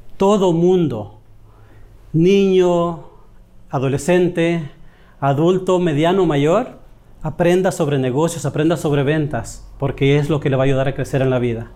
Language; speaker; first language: Spanish; native; Spanish